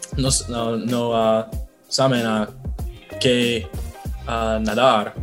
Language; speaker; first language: Spanish; non-native, learner; English